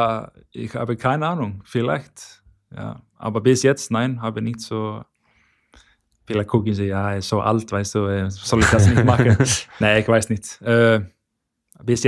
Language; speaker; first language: German; non-native, learner; Icelandic